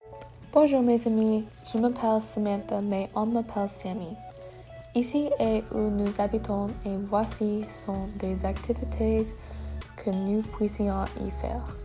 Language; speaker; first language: French; non-native, learner; English